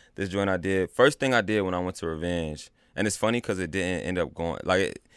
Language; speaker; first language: English; native; English